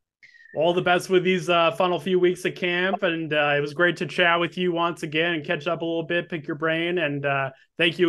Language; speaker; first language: English; native; English